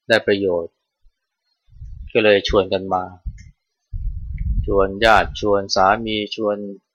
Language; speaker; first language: Thai; native; Thai